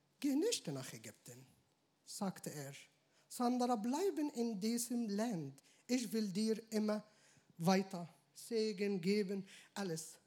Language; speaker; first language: German; non-native, learner; Arabic